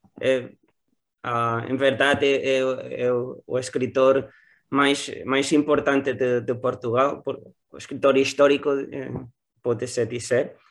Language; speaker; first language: Portuguese; non-native, learner; Spanish